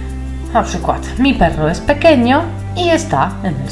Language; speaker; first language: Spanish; non-native, fluent; Polish